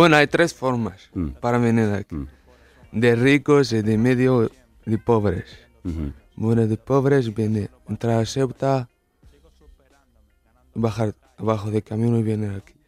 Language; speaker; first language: Spanish; non-native, learner; Arabic